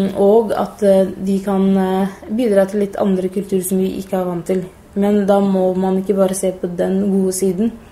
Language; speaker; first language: Norwegian; early bilingual, other home language; Somali